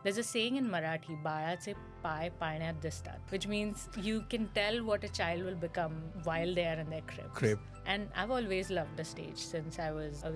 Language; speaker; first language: English; non-native, local second language; Marathi